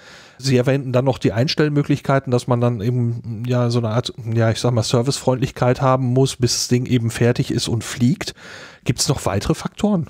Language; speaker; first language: German; native; German